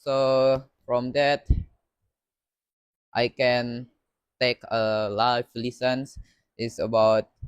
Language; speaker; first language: English; non-native, learner; Indonesian